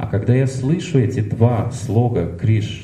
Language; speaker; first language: Russian; native; Russian